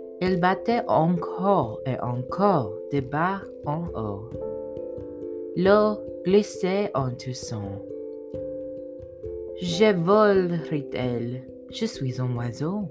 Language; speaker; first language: French; non-native, learner; English